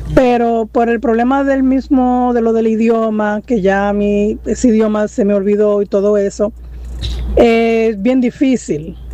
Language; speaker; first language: Spanish; early bilingual, other home language; Dutch